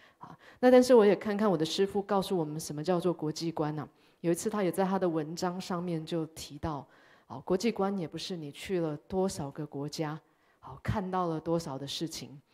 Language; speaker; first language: Chinese; early bilingual, heritage; Chinese